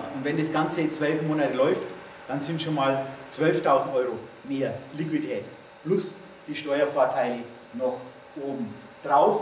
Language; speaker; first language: German; native; German